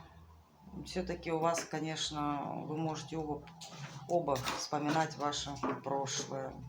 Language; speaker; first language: Russian; native; Russian